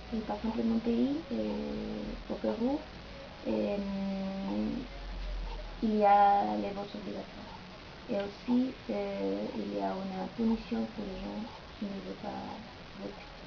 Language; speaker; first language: French; non-native, learner; Spanish